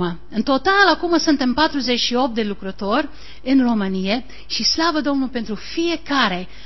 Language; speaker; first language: Romanian; non-native, learner; English